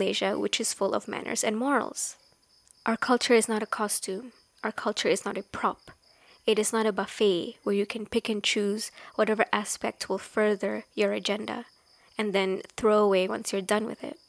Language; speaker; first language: English; non-native, local second language; Malay